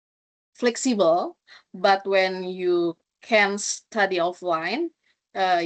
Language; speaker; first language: English; non-native, learner; Indonesian